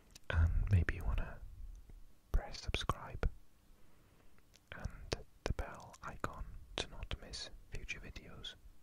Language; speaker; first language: English; native; English